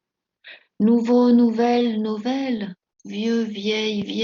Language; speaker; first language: French; non-native, fluent; Spanish